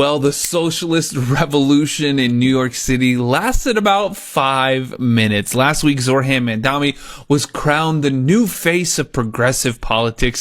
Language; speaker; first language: English; native; English